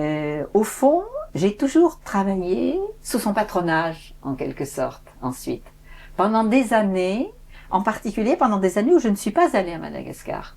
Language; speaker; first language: French; native; French